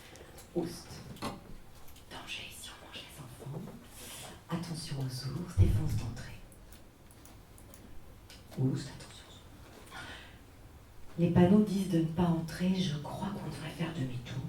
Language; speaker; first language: French; native; French